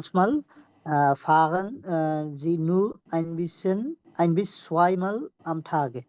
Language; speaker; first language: German; non-native, learner; Bangla